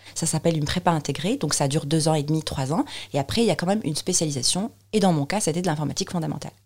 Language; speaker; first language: French; non-native, local second language; Arabic